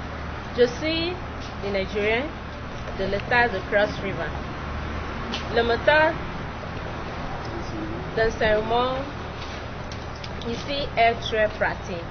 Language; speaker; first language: French; non-native, learner; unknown